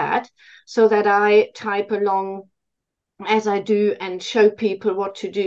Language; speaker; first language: English; non-native, fluent; German